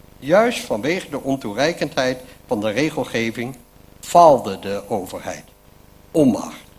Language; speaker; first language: Dutch; native; Dutch